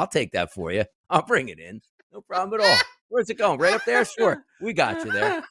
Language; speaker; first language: English; native; English